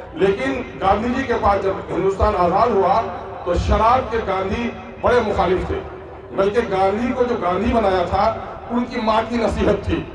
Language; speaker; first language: Urdu; non-native, local second language; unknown